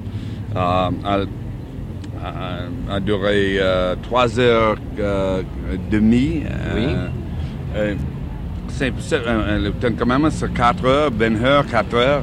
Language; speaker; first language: French; non-native, learner; English